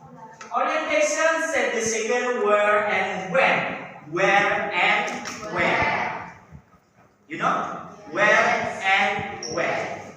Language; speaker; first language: English; non-native, learner; Indonesian